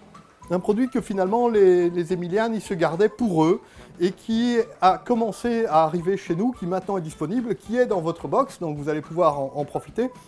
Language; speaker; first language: French; native; French